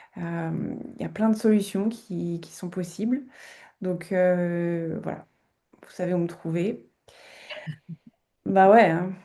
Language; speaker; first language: French; native; French